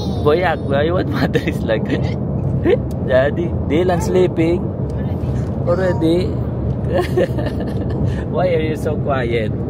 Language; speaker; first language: English; non-native, local second language; Filipino